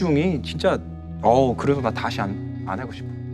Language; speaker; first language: Korean; early bilingual, heritage; English